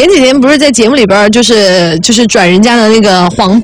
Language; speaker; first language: Chinese; native; Chinese